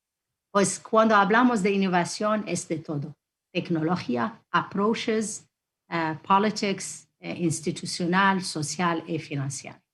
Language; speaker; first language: Spanish; non-native, fluent; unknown